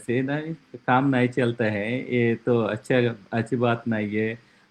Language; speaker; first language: Hindi; non-native, local second language; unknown